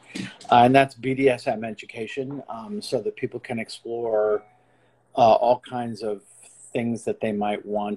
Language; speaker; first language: English; native; English